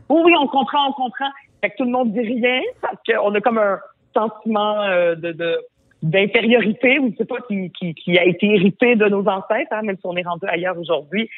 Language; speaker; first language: French; early bilingual, other home language; Arabic